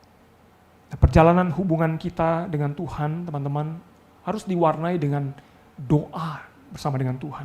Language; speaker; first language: Indonesian; native; Indonesian